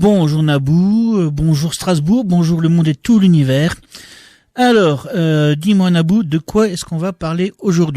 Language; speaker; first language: French; native; French